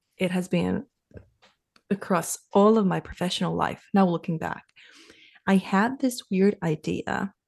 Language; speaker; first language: English; non-native, fluent; Finnish